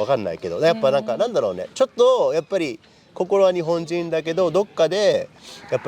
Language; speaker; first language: Japanese; early bilingual, other home language; English